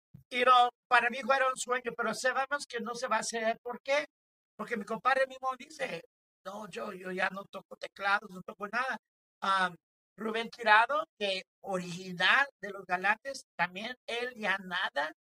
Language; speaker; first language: Spanish; early bilingual, heritage; Spanish